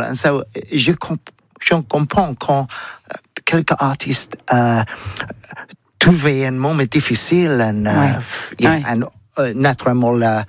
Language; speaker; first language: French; non-native, learner; English